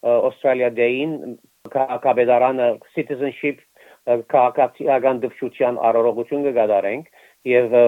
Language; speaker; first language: Armenian; early bilingual, heritage; Armenian